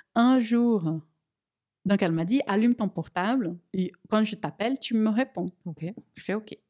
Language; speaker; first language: French; non-native, fluent; Portuguese